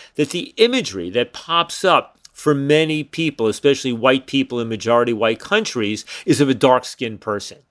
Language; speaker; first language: English; native; English